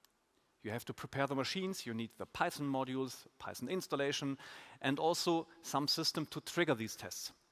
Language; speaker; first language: English; non-native, fluent; German